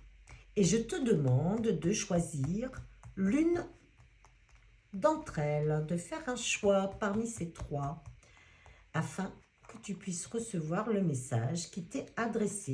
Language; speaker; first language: French; native; French